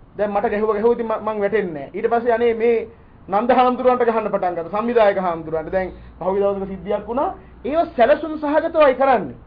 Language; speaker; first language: Sinhala; native; Sinhala